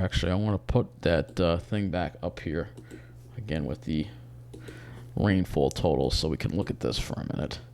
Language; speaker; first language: English; native; English